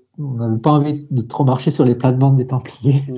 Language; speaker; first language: French; native; French